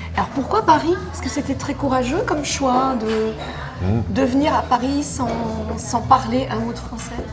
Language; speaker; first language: French; native; French